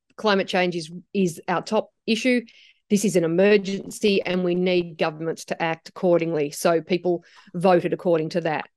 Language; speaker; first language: English; native; English